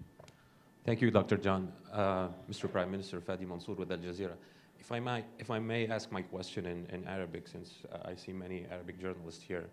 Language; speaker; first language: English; non-native, fluent; Arabic